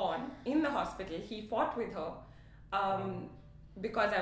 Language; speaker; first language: English; non-native, local second language; Hindi